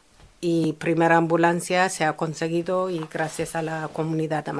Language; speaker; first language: Spanish; non-native, fluent; Amharic